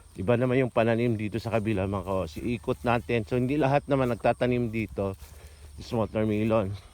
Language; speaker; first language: Filipino; non-native, local second language; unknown